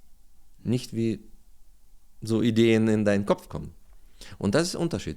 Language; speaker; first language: German; non-native, learner; Russian